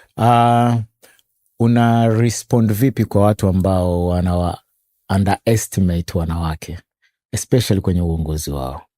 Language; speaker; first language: Swahili; native; Swahili